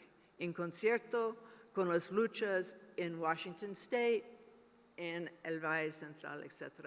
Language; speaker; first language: Spanish; non-native, learner; English